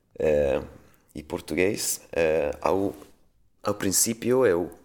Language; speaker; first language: Portuguese; non-native, fluent; Swedish